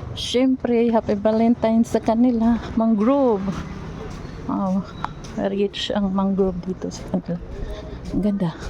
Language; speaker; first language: Filipino; non-native, local second language; Waray